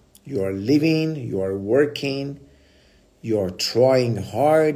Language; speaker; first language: English; non-native, fluent; Persian